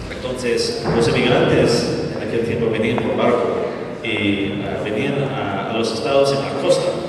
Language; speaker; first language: Spanish; non-native, fluent; English